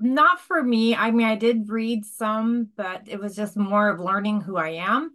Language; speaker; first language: English; native; English